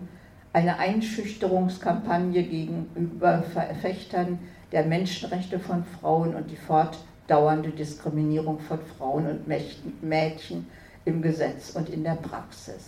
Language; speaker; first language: German; native; German